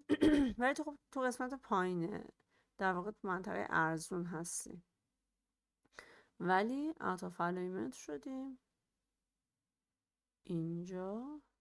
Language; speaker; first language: Persian; native; Persian